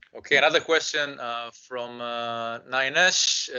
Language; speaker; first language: English; non-native, fluent; Hebrew